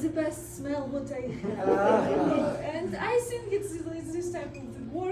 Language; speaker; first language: English; non-native, learner; Russian